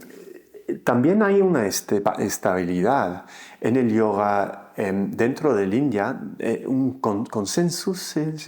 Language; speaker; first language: Spanish; non-native, fluent; English